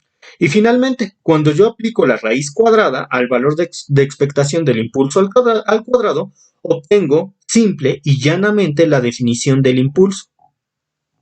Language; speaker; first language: Spanish; native; Spanish